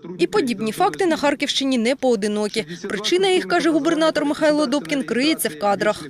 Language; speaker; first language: Ukrainian; native; Ukrainian